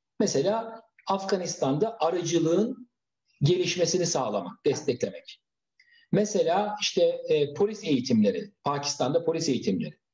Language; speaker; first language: Turkish; native; Turkish